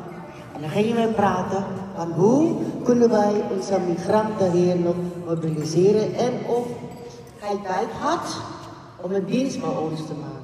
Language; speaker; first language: Dutch; non-native, fluent; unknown